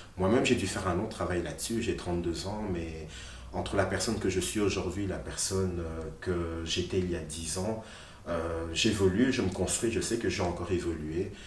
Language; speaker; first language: French; early bilingual, other home language; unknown